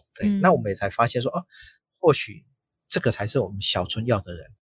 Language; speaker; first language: Chinese; native; Chinese